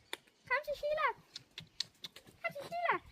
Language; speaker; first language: Danish; native; Danish